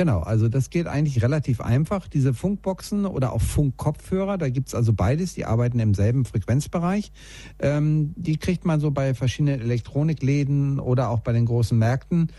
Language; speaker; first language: German; native; German